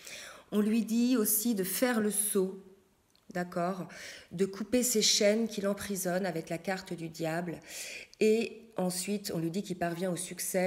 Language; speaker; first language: French; native; French